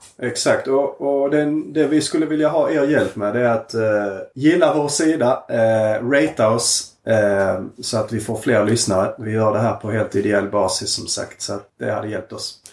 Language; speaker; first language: Swedish; native; Swedish